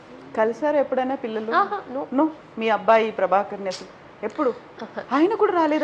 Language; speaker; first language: Telugu; native; Telugu